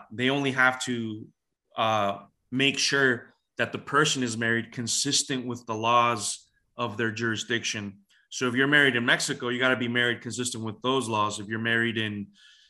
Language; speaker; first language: English; native; English